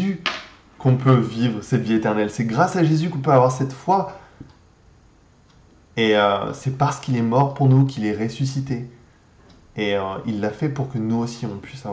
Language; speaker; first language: French; native; French